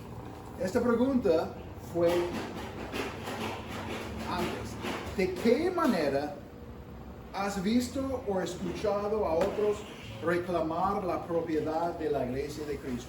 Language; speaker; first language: Spanish; non-native, fluent; English